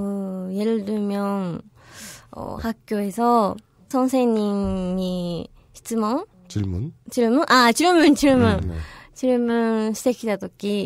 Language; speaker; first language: Korean; non-native, learner; Japanese